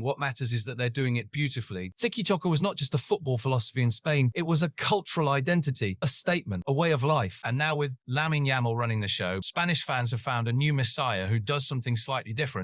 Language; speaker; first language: English; native; English